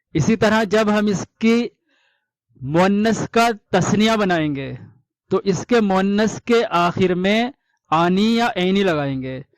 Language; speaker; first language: Urdu; native; Urdu